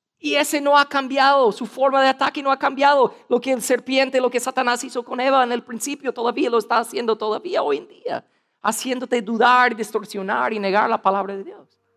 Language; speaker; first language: Spanish; non-native, fluent; English